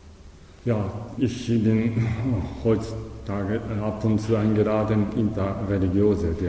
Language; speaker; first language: German; non-native, learner; Japanese